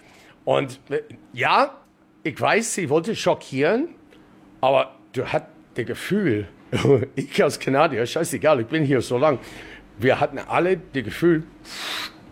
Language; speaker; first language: German; non-native, learner; English